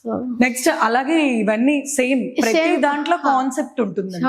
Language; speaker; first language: Telugu; native; Telugu